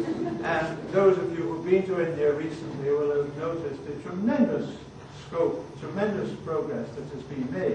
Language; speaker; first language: English; native; English